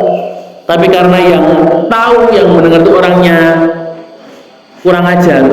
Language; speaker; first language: Indonesian; non-native, local second language; Javanese